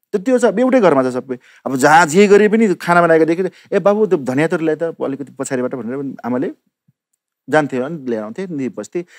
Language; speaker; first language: Nepali; non-native, local second language; Maithili